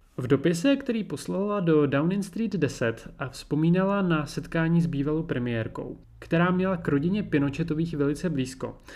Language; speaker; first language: Czech; native; Czech